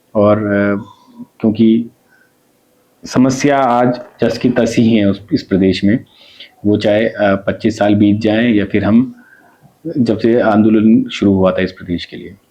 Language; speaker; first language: Hindi; native; Hindi